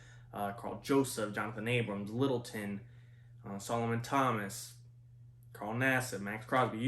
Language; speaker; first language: English; native; English